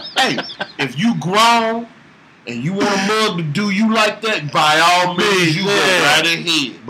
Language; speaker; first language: English; native; English